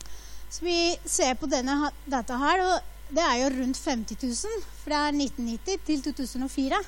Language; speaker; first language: Norwegian; non-native, fluent; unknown